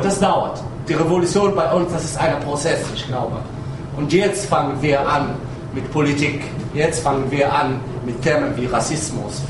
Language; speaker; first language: German; non-native, fluent; Arabic